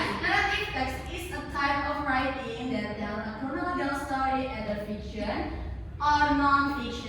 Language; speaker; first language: English; non-native, learner; Indonesian